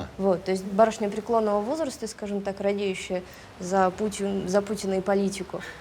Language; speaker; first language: Russian; native; Russian